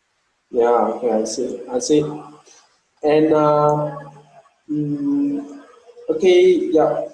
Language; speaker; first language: English; non-native, learner; Vietnamese